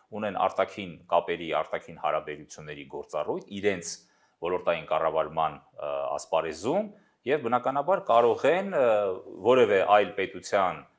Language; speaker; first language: Armenian; native; Armenian